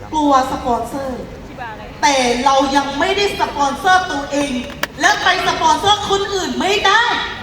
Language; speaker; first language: Thai; non-native, fluent; Burmese